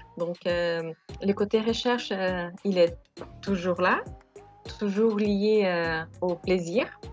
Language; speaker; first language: French; non-native, fluent; Portuguese